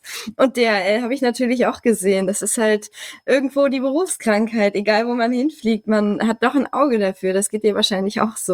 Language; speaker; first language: German; native; German